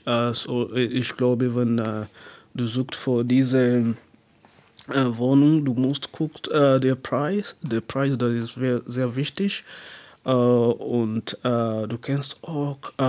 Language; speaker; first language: German; non-native, learner; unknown